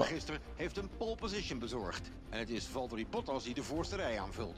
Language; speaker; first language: Dutch; native; Dutch